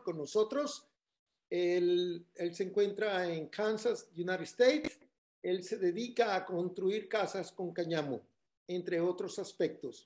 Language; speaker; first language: Spanish; native; Spanish